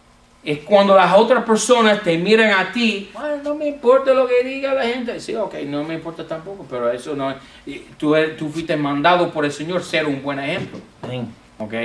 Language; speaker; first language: Spanish; non-native, fluent; English